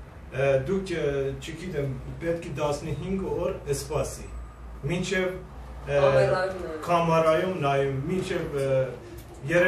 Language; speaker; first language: Armenian; non-native, learner; Persian